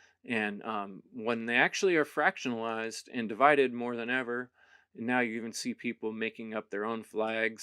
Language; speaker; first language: English; native; English